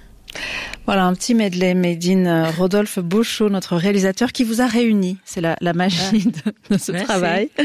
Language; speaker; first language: French; native; French